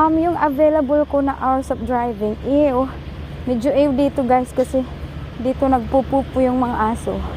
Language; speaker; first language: Filipino; non-native, local second language; Waray